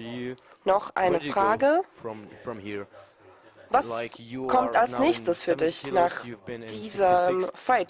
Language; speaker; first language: German; non-native, fluent; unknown